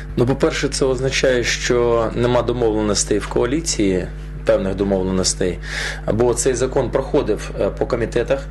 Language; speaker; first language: Ukrainian; non-native, local second language; Russian